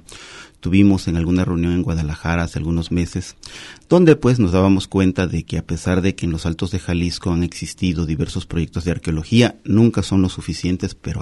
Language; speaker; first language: Spanish; native; Spanish